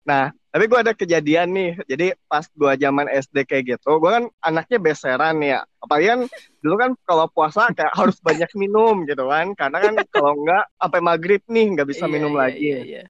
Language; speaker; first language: Indonesian; native; Indonesian